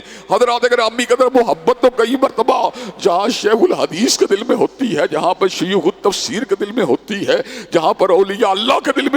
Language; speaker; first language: Urdu; native; Urdu